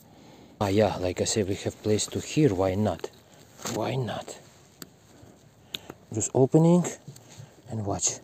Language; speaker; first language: English; non-native, learner; Russian